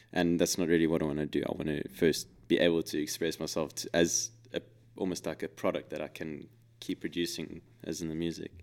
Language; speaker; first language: English; native; English